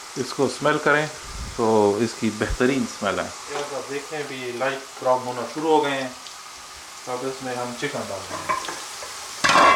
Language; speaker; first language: Urdu; non-native, local second language; Pashto